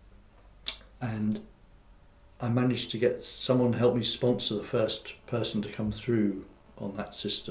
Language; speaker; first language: English; native; English